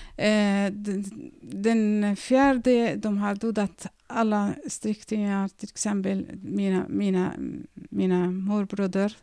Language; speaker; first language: Swedish; non-native, fluent; Arabic